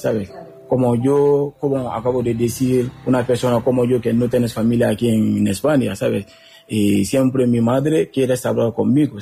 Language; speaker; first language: Spanish; non-native, learner; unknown